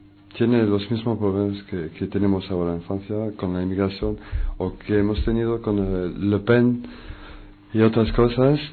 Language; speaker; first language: Spanish; non-native, fluent; French